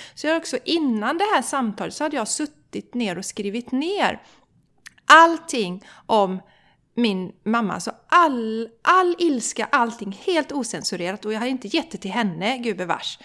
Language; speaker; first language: Swedish; native; Swedish